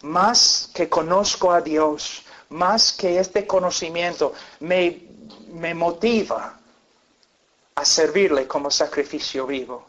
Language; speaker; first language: Spanish; non-native, fluent; English